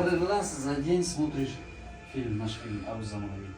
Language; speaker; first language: Russian; non-native, learner; Tajik